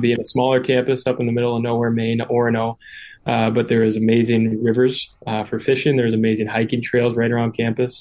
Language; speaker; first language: English; native; English